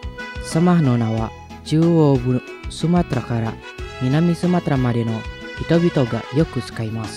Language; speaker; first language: Japanese; non-native, fluent; Indonesian